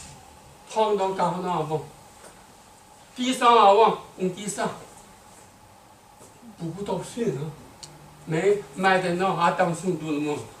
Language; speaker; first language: French; non-native, learner; Chinese